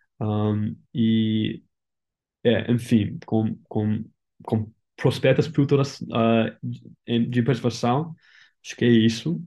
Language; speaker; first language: Portuguese; non-native, learner; English